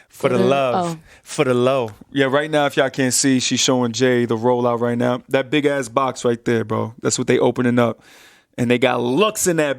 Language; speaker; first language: English; native; English